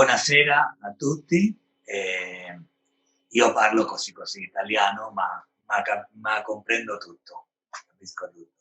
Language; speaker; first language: Italian; non-native, learner; Spanish